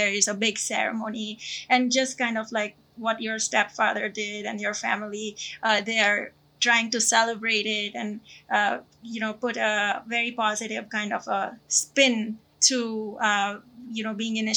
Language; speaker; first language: English; non-native, local second language; Gujarati